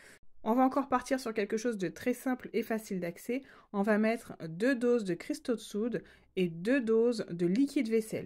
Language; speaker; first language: French; native; French